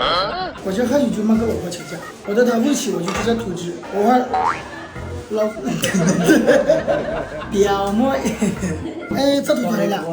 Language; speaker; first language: Chinese; native; Chinese